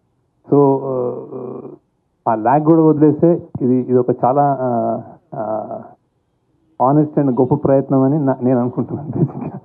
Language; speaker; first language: Telugu; native; Telugu